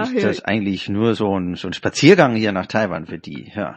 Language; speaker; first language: German; native; German